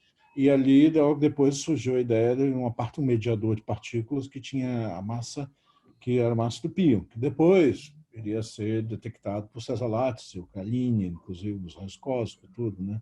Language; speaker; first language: Portuguese; native; Portuguese